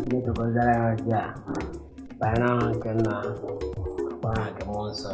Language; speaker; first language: Igbo; native; Igbo